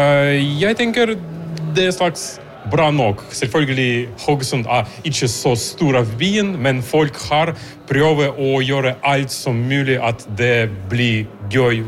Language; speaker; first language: Norwegian; non-native, fluent; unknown